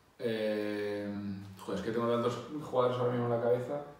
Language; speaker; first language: Spanish; native; Spanish